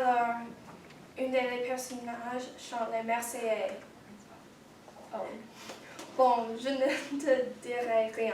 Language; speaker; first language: French; non-native, learner; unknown